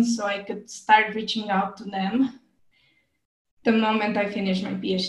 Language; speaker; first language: English; non-native, fluent; Spanish